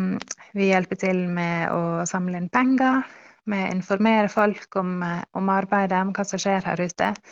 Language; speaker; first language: Norwegian; early bilingual, heritage; Norwegian